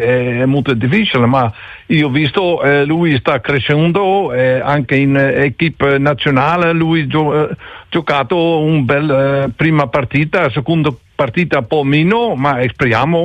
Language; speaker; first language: Italian; non-native, learner; Dutch